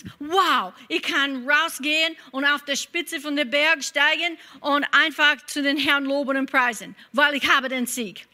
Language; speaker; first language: German; non-native, fluent; English